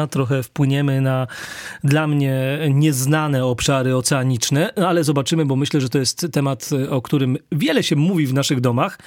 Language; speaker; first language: Polish; native; Polish